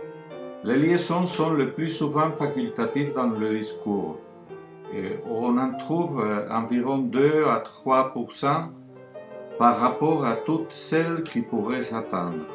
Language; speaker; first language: French; non-native, learner; Spanish